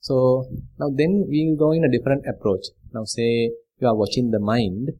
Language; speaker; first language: English; non-native, local second language; Sinhala